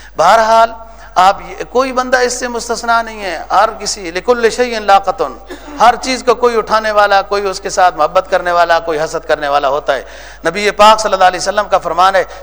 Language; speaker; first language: Urdu; native; Urdu